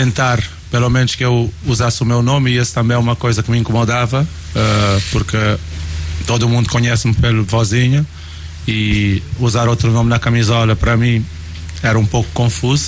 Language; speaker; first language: Portuguese; non-native, local second language; Kabuverdianu